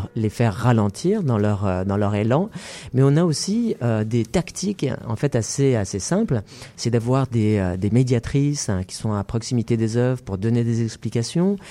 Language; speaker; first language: French; native; French